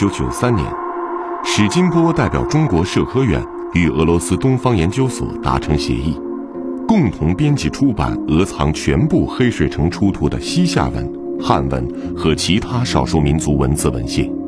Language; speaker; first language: Chinese; native; Chinese